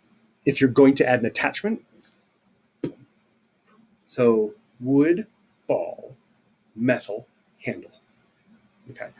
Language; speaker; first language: English; native; English